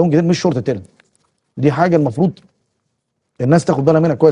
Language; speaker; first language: Arabic; native; Arabic